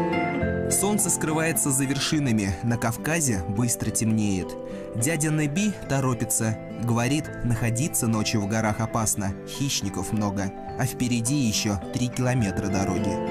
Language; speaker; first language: Russian; native; Russian